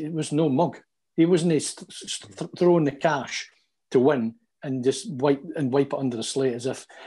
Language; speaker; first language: English; native; English